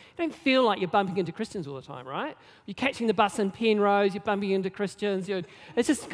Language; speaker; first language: English; native; English